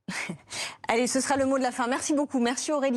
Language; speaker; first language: French; native; French